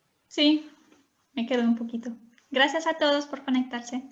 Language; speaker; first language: Spanish; non-native, fluent; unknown